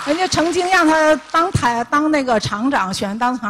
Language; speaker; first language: Chinese; native; Chinese